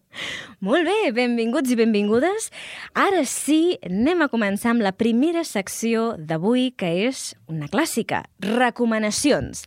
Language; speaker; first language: Catalan; native; Catalan